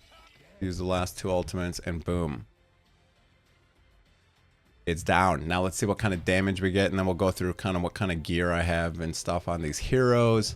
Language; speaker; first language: English; native; English